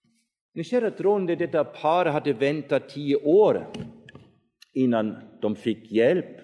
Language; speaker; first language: Swedish; non-native, fluent; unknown